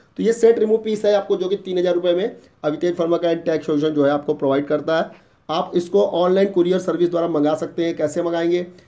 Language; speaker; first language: Hindi; native; Hindi